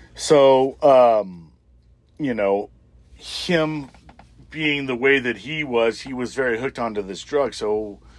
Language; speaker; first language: English; native; English